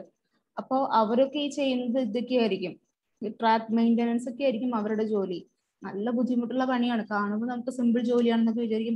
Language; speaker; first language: Malayalam; native; Malayalam